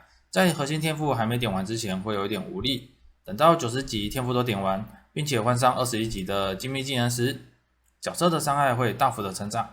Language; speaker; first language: Chinese; native; Chinese